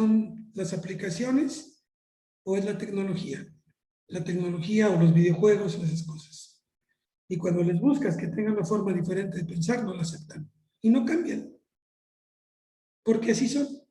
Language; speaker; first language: Spanish; native; Spanish